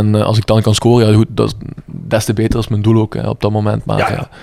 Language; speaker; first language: Dutch; native; Dutch